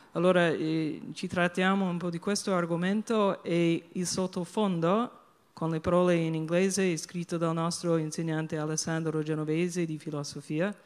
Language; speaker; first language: Italian; non-native, fluent; English